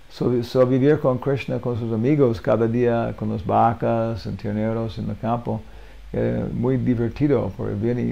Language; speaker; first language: Spanish; non-native, learner; English